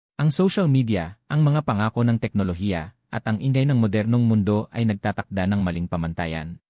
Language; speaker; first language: Filipino; native; Filipino